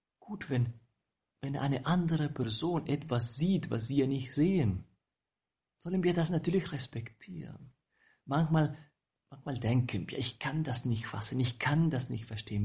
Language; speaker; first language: German; non-native, fluent; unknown